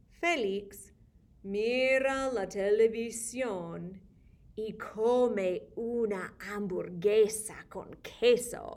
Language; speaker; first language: Spanish; non-native, fluent; English